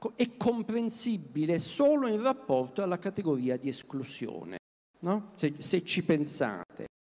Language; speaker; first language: Italian; native; Italian